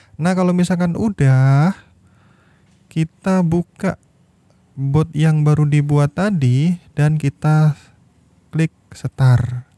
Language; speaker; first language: Indonesian; native; Indonesian